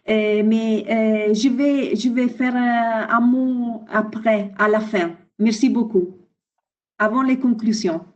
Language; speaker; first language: French; non-native, fluent; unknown